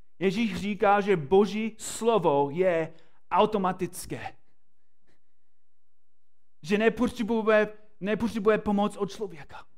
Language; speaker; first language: Czech; non-native, fluent; English